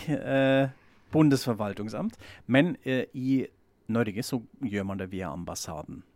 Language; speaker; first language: Norwegian; non-native, fluent; German